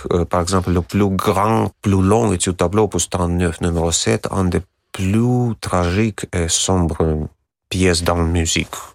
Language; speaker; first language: French; non-native, learner; Russian